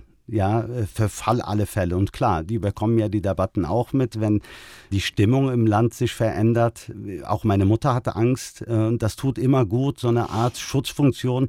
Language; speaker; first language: German; early bilingual, other home language; Turkish